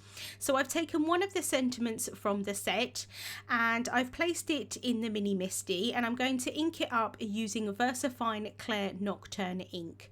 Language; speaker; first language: English; native; English